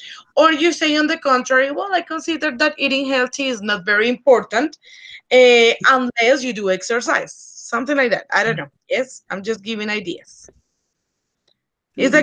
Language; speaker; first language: English; non-native, fluent; Spanish